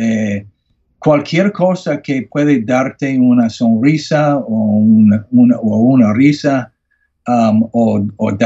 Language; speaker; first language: Spanish; non-native, learner; English